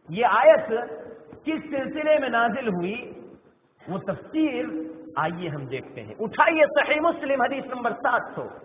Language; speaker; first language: Urdu; native; Urdu